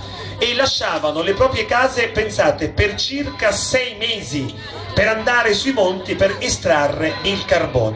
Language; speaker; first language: Italian; native; Italian